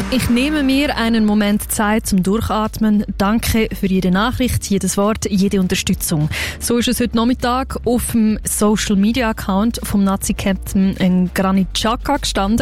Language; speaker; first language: German; native; German